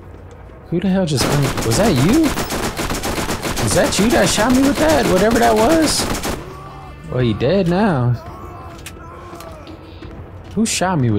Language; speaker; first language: English; native; English